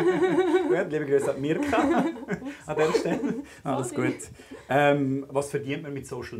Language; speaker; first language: German; native; German